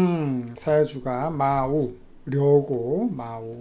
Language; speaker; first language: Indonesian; non-native, learner; Korean